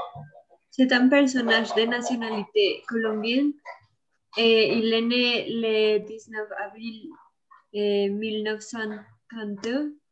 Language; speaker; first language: French; non-native, learner; Spanish